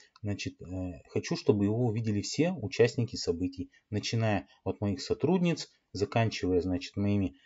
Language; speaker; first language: Russian; native; Russian